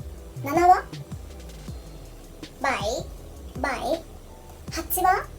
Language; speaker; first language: Japanese; non-native, fluent; Vietnamese